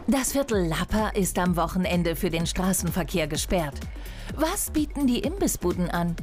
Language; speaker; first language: German; native; German